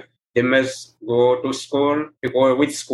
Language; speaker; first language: English; non-native, learner; Haitian Creole